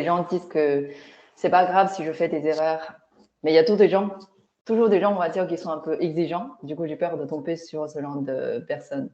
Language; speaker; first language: French; non-native, fluent; Chinese